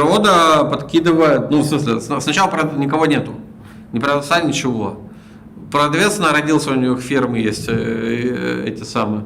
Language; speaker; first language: Russian; native; Russian